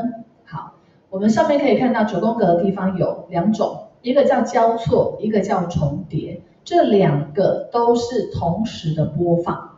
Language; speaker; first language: Chinese; native; Chinese